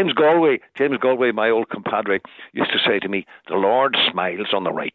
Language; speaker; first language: English; native; English